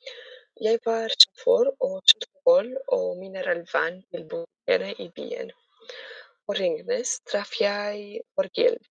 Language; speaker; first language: Norwegian; non-native, learner; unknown